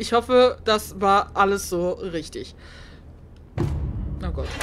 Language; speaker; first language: German; native; German